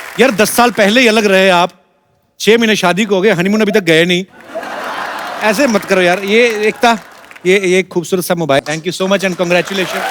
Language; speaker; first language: Hindi; non-native, local second language; Punjabi